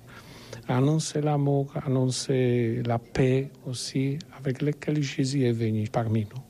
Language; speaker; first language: French; non-native, learner; Polish